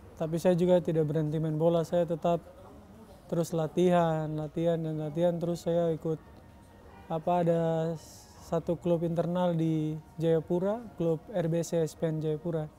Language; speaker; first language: Indonesian; native; Indonesian